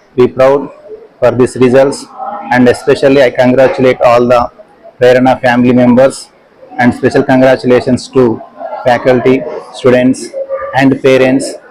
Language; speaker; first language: English; non-native, local second language; Telugu